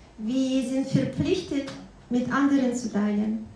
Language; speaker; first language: German; non-native, fluent; Russian